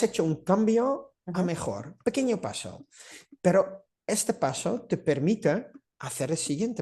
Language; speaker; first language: Spanish; non-native, fluent; Dutch